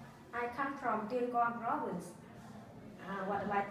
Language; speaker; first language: English; non-native, learner; Vietnamese